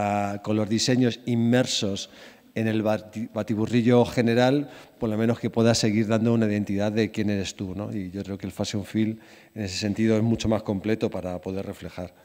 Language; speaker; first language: Spanish; native; Spanish